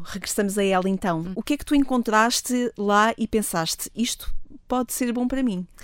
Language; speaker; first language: Portuguese; native; Portuguese